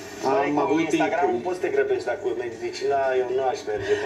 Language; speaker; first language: Romanian; native; Romanian